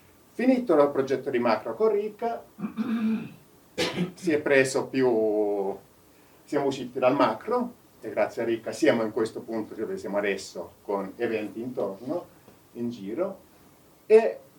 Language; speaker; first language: Italian; non-native, fluent; Finnish